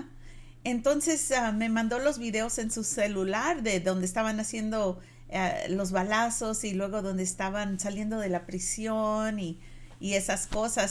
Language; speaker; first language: Spanish; native; Spanish